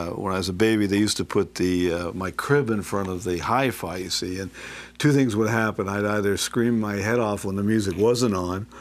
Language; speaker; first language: English; native; English